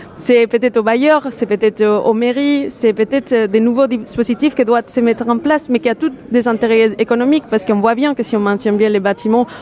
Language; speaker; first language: French; non-native, fluent; Spanish